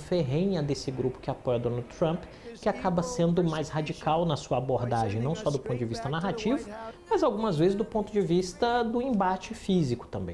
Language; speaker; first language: Portuguese; native; Portuguese